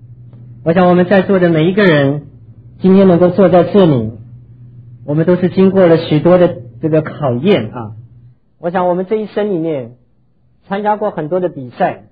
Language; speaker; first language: Chinese; native; Chinese